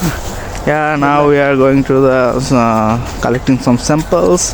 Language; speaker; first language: English; non-native, local second language; Bangla